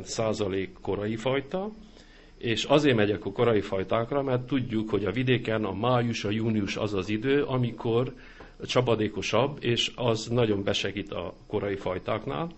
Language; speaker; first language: Hungarian; native; Hungarian